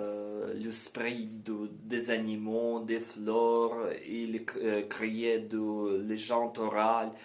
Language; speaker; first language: French; non-native, learner; Ukrainian